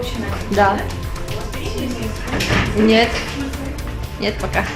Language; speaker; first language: Russian; non-native, local second language; Kyrgyz